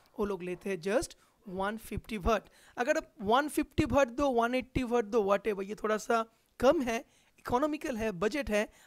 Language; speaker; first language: Hindi; non-native, local second language; Bangla